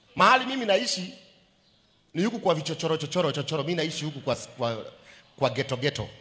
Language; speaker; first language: Swahili; native; Swahili